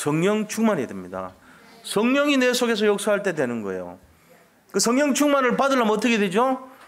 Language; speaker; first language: Korean; native; Korean